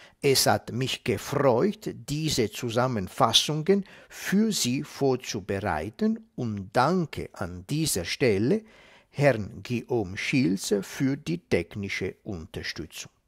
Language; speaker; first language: German; non-native, fluent; Italian